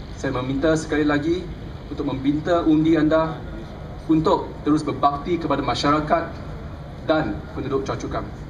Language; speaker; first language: Malay; native; Malay